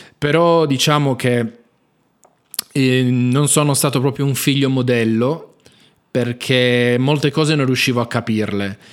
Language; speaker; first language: Italian; native; Italian